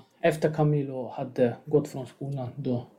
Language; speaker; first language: Swedish; non-native, fluent; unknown